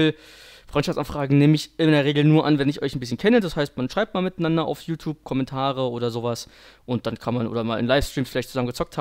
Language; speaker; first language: German; native; German